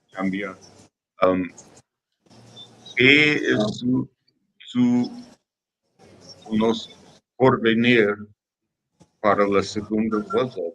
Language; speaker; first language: Spanish; non-native, learner; English